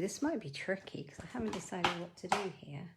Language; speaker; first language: English; native; English